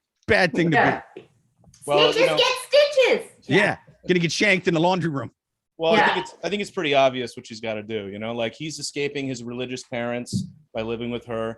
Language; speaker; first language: English; native; English